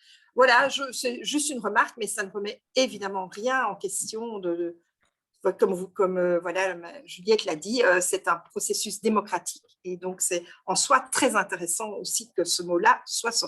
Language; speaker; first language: French; native; French